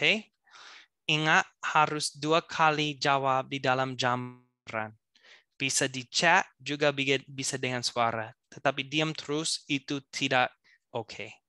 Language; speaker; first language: Indonesian; non-native, fluent; English